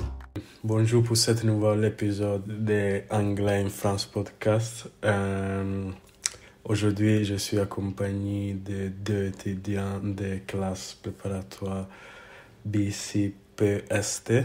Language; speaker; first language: French; non-native, fluent; English